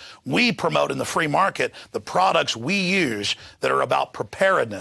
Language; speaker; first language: English; native; English